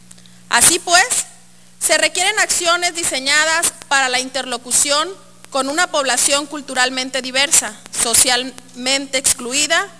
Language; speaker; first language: Spanish; native; Spanish